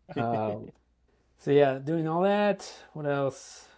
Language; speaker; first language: English; native; English